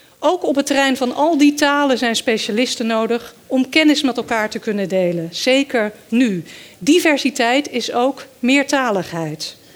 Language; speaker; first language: Dutch; early bilingual, other home language; Danish